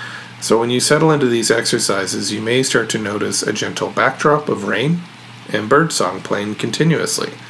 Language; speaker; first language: English; native; English